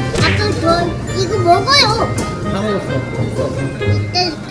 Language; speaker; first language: Korean; non-native, learner; Vietnamese